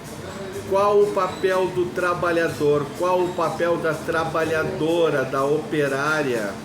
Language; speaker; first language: Portuguese; native; Portuguese